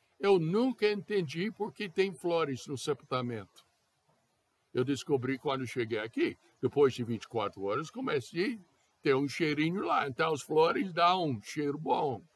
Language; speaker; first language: Portuguese; non-native, fluent; English